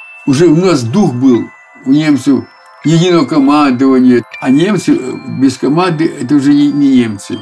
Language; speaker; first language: Russian; native; Russian